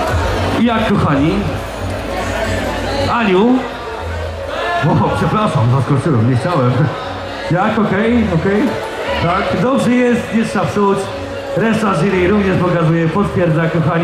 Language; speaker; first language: Polish; native; Polish